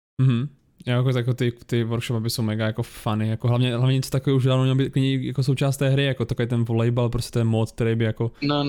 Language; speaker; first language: Czech; native; Czech